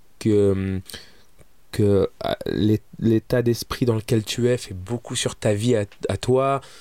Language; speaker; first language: French; early bilingual, other home language; Arabic